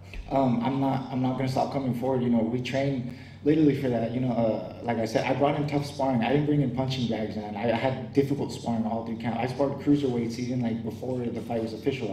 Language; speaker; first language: English; early bilingual, other home language; Spanish